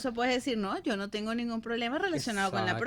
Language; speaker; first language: Spanish; native; Spanish